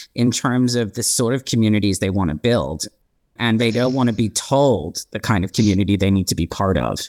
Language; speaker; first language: English; native; English